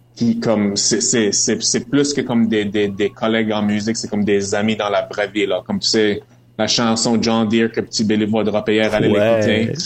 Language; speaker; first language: French; native; French